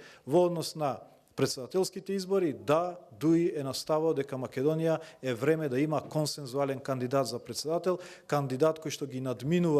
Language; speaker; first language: Macedonian; non-native, local second language; Albanian